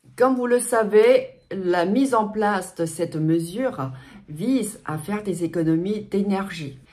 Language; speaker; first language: French; non-native, fluent; Chinese